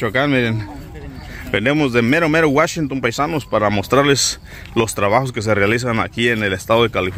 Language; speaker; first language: Spanish; native; Spanish